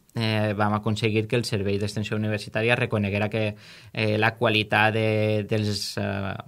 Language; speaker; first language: Catalan; native; Catalan